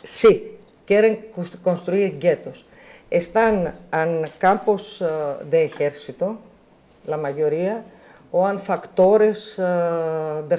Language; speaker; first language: Spanish; non-native, learner; Greek